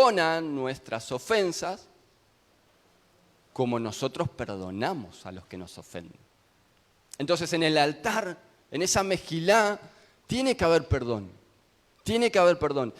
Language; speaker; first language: Spanish; native; Spanish